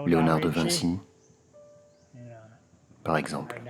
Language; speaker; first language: French; non-native, learner; Thai